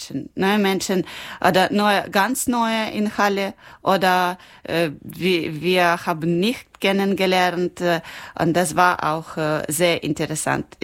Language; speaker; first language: German; non-native, learner; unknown